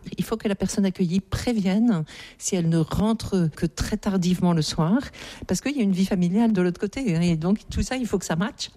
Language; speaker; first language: French; native; French